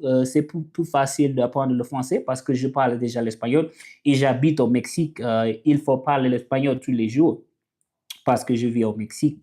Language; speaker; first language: French; non-native, learner; English